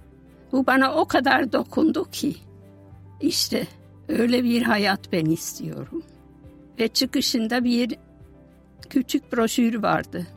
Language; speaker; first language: Turkish; non-native, fluent; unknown